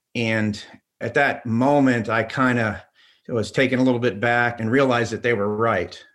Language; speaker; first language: English; native; English